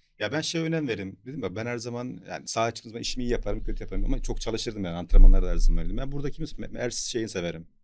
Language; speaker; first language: Turkish; native; Turkish